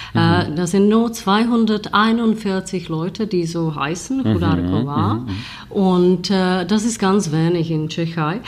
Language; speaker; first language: German; non-native, fluent; Czech